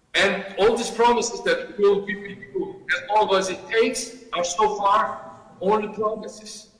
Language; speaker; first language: English; non-native, fluent; Georgian